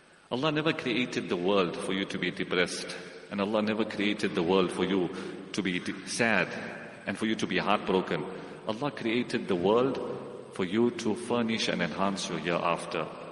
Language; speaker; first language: English; native; English